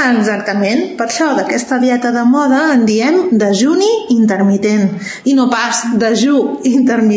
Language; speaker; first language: Catalan; native; Catalan